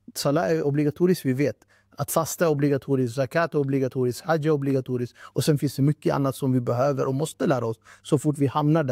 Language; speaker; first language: Swedish; non-native, fluent; Urdu